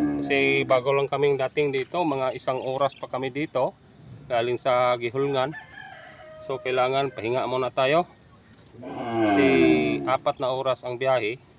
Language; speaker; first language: Filipino; non-native, local second language; Cebuano